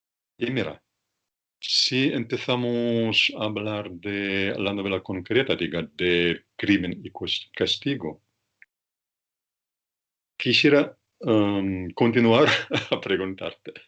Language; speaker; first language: Spanish; non-native, fluent; Russian